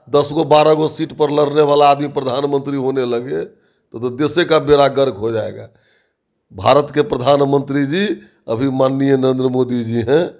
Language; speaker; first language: Hindi; native; Hindi